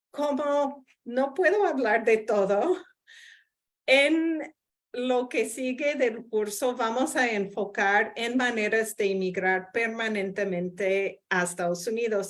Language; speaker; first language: Spanish; non-native, fluent; English